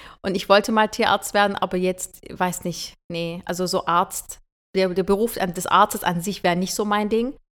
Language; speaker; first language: German; early bilingual, other home language; Turkish